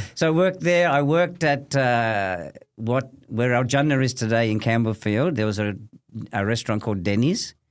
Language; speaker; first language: English; native; English